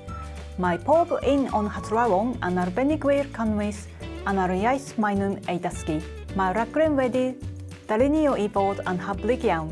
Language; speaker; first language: Welsh; non-native, learner; Japanese